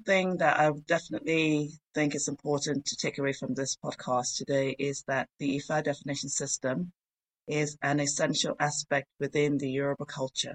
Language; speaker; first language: English; non-native, local second language; Yoruba